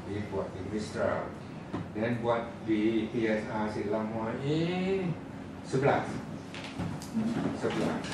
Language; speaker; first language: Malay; non-native, local second language; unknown